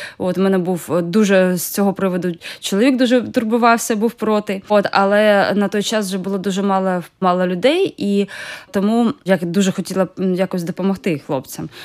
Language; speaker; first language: Ukrainian; native; Ukrainian